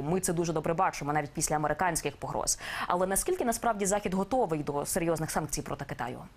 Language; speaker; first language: Ukrainian; native; Ukrainian